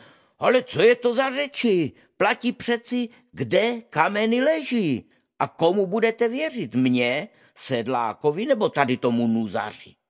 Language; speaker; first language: Czech; native; Czech